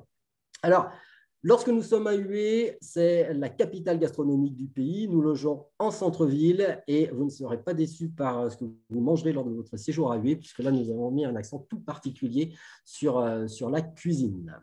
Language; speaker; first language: French; native; French